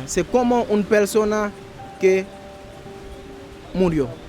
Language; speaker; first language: Spanish; non-native, learner; Haitian Creole